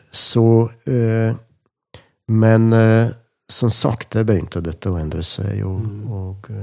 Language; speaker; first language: Norwegian; non-native, fluent; Hungarian